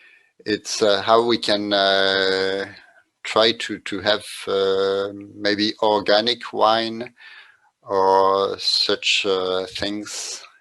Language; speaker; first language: English; non-native, fluent; French